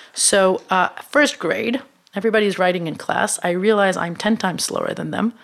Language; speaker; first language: English; non-native, fluent; Hebrew